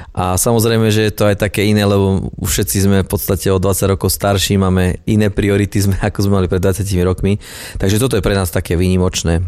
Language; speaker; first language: Slovak; native; Slovak